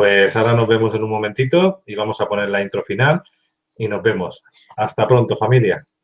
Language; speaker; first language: Spanish; native; Spanish